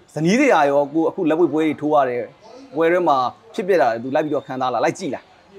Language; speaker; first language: Burmese; native; Burmese